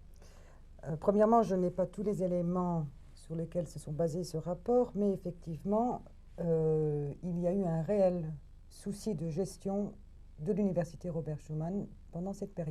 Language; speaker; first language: French; native; French